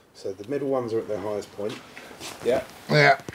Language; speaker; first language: English; native; English